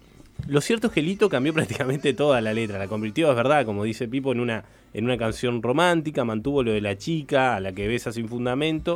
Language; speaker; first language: Spanish; native; Spanish